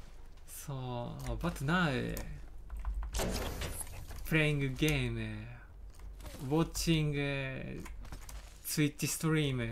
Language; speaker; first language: English; non-native, learner; Japanese